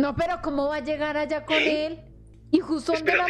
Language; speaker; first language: Spanish; native; Spanish